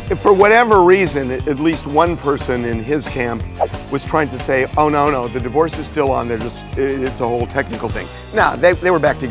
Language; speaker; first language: English; native; English